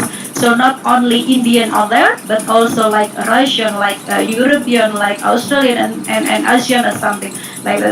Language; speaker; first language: English; non-native, learner; Indonesian